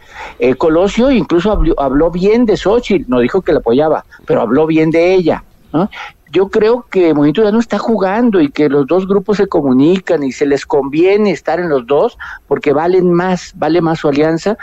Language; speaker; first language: Spanish; native; Spanish